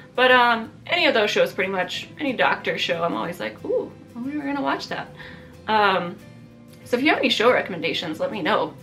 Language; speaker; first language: English; early bilingual, other home language; Italian